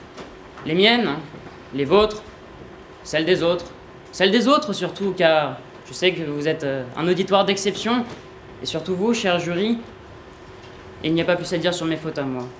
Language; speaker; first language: French; native; French